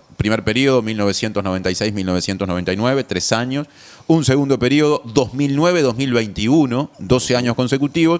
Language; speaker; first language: Spanish; native; Spanish